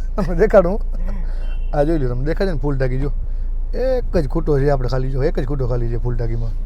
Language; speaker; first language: Gujarati; non-native, local second language; Kachhi